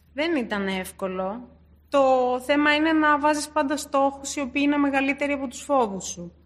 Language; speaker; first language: Greek; early bilingual, other home language; Turkish